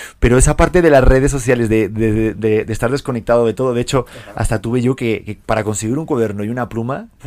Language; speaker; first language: Spanish; native; Spanish